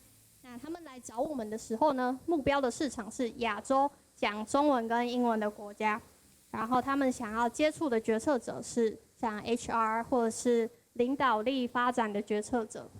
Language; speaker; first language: Chinese; native; Chinese